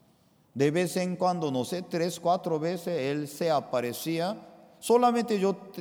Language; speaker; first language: Spanish; non-native, fluent; Korean